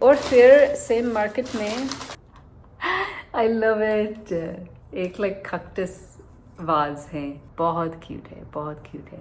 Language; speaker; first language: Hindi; non-native, learner; English